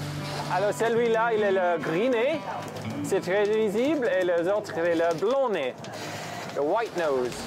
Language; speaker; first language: French; non-native, fluent; English